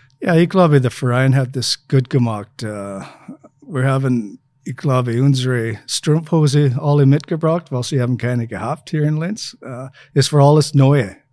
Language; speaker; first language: German; non-native, fluent; English